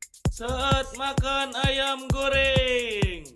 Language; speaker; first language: Indonesian; non-native, learner; Japanese